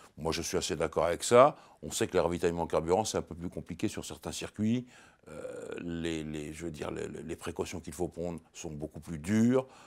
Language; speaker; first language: French; native; French